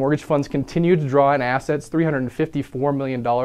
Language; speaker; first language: English; native; English